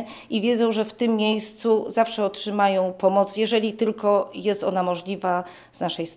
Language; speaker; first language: Polish; native; Polish